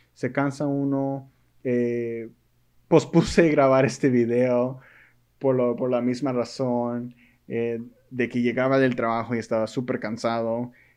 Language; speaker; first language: Spanish; early bilingual, heritage; Spanish